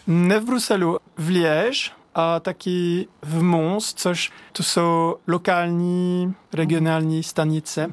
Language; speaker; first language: Czech; non-native, fluent; French